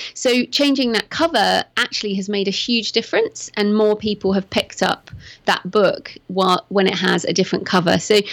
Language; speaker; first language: English; native; English